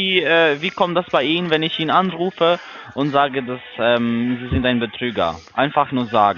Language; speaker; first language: German; non-native, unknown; Turkish